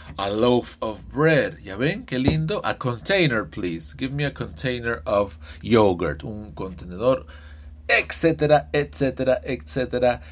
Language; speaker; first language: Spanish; early bilingual, heritage; Spanish